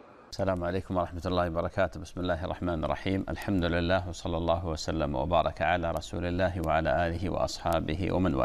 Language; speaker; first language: Arabic; native; Arabic